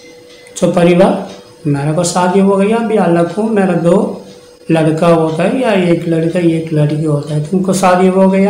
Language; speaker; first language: Hindi; non-native, local second language; Tamil